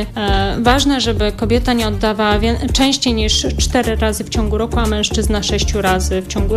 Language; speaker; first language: Polish; native; Polish